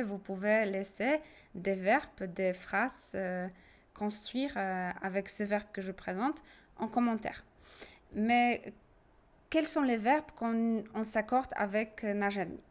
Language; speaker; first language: French; non-native, fluent; Polish